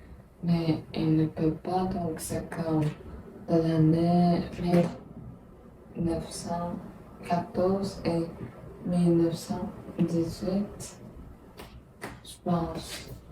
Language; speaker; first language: French; non-native, learner; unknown